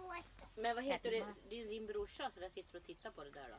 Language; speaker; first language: Swedish; native; Swedish